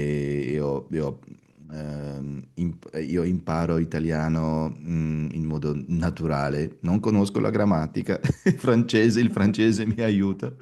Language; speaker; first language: Italian; non-native, learner; Russian